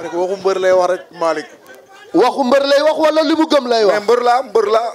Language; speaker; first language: Wolof; non-native, local second language; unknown